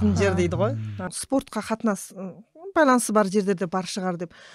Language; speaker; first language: Kazakh; early bilingual, heritage; Kazakh